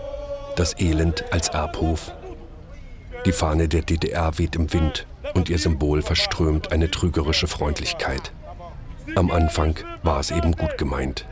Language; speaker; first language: German; native; German